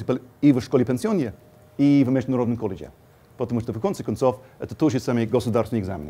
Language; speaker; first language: Russian; non-native, fluent; English